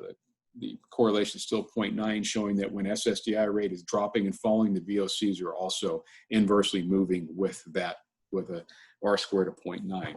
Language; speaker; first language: English; native; English